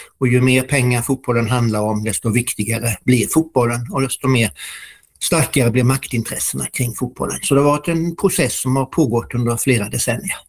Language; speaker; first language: Swedish; native; Swedish